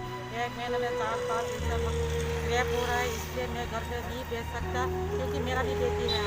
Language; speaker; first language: Hindi; non-native, local second language; Kok Borok